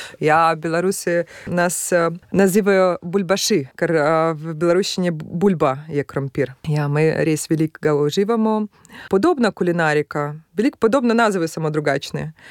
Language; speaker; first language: Slovenian; non-native, fluent; Russian